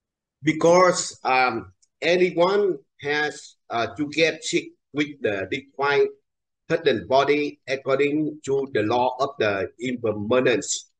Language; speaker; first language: English; non-native, learner; Vietnamese